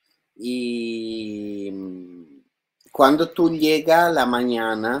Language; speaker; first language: Spanish; non-native, learner; Italian